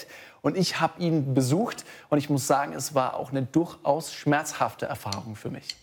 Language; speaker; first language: German; native; German